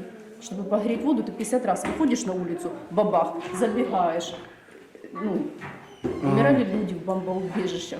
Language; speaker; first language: Russian; native; Russian